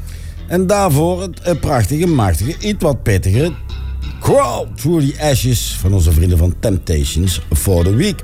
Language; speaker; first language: Dutch; native; Dutch